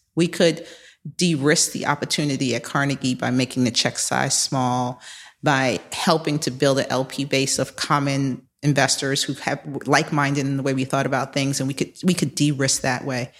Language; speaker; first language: English; native; English